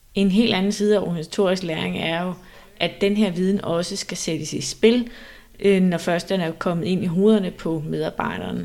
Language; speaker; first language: Danish; native; Danish